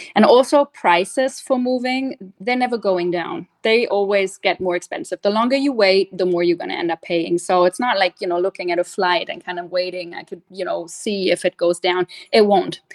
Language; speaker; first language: English; non-native, fluent; German